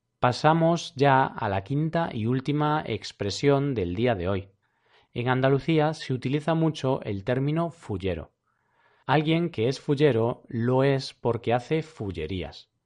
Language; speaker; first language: Spanish; native; Spanish